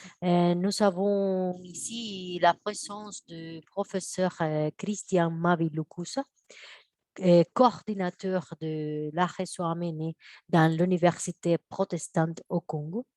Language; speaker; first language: French; non-native, fluent; Spanish